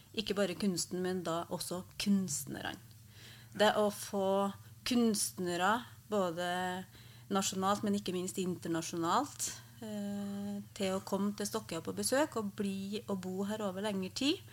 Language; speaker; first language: Norwegian; native; Norwegian